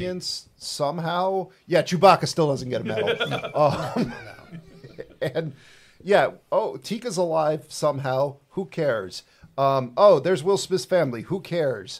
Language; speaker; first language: English; native; English